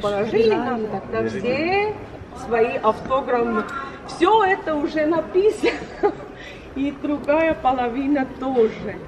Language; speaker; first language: Russian; non-native, local second language; Estonian